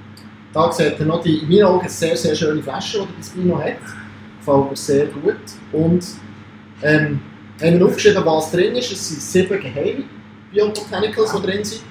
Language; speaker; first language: German; native; German